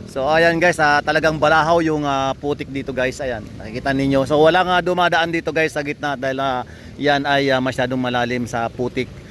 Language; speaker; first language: Filipino; native; Filipino